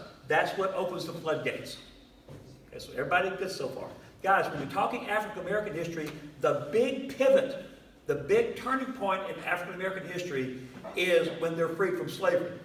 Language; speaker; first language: English; native; English